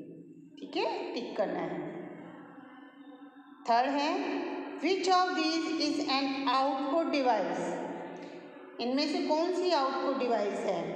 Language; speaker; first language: Hindi; native; Hindi